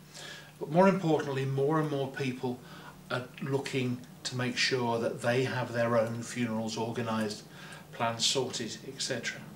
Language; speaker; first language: English; native; English